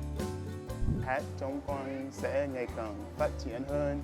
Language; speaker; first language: Vietnamese; non-native, learner; English